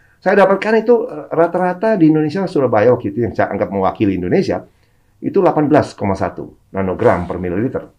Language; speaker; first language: Indonesian; native; Indonesian